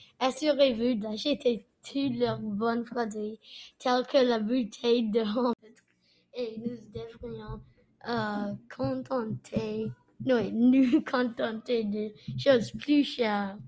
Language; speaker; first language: French; non-native, learner; English